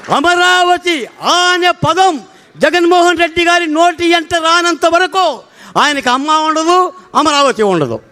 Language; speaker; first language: Telugu; native; Telugu